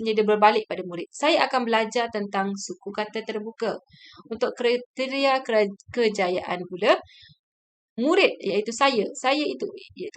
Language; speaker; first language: Malay; native; Malay